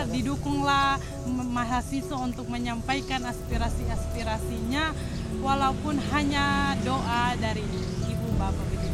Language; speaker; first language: Indonesian; native; Indonesian